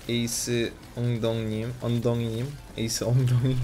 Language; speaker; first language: Korean; non-native, fluent; Russian